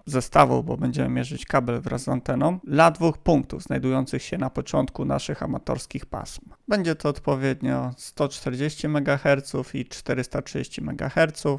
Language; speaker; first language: Polish; native; Polish